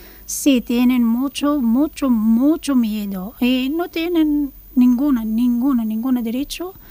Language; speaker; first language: Spanish; non-native, learner; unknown